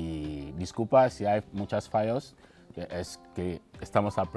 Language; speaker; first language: Spanish; non-native, learner; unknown